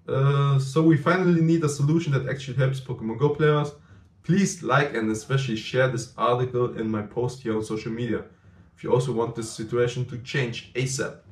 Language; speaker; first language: English; non-native, fluent; German